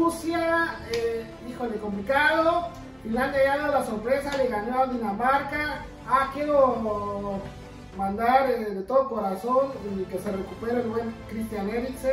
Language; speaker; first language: Spanish; native; Spanish